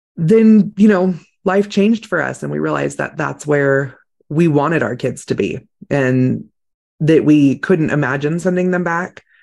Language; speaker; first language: English; native; English